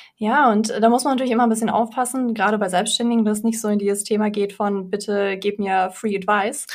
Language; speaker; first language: German; early bilingual, other home language; Russian